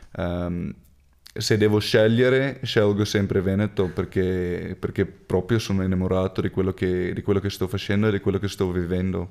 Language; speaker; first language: Italian; non-native, fluent; Afrikaans